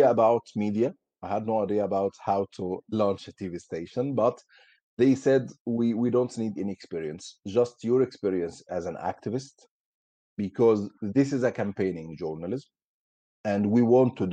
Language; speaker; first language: English; non-native, fluent; Arabic